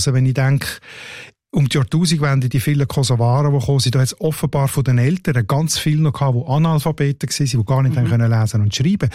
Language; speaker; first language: German; native; German